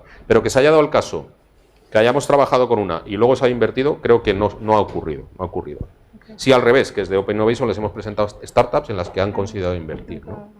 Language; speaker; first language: Spanish; native; Spanish